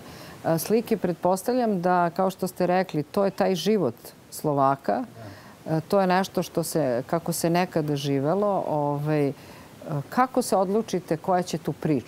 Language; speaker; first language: Serbian; native; Serbian